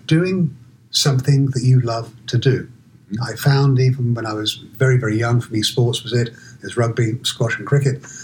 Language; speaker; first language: English; native; English